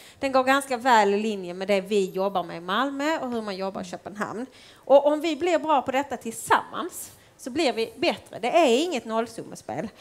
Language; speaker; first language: Swedish; native; Swedish